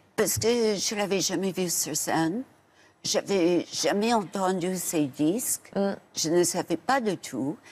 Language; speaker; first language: French; non-native, fluent; English